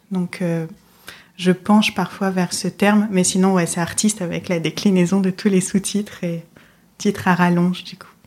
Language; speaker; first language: French; native; French